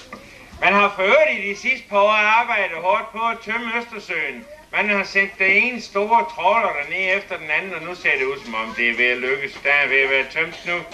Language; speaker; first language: Danish; native; Danish